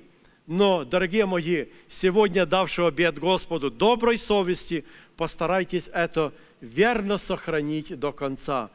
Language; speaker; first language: Russian; native; Russian